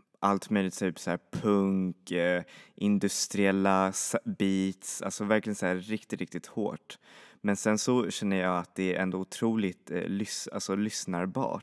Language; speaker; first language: Swedish; native; Swedish